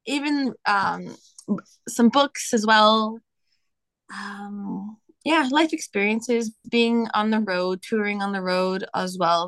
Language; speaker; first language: English; native; English